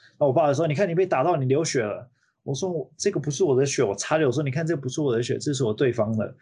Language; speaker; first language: Chinese; early bilingual, heritage; Chinese